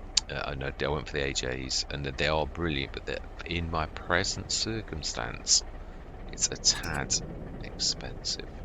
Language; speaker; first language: English; native; English